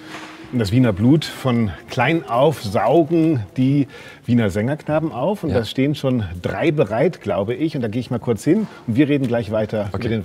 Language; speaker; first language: German; native; German